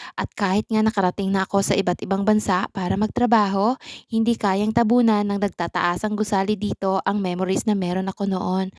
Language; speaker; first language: Filipino; non-native, local second language; Cebuano